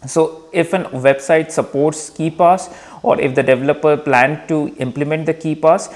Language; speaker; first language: English; non-native, local second language; Hindi